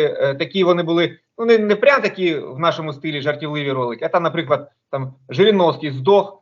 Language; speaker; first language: Ukrainian; non-native, local second language; Russian